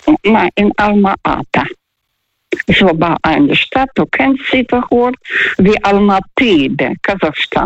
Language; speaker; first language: German; non-native, fluent; Russian